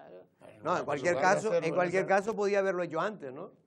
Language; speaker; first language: Spanish; native; Spanish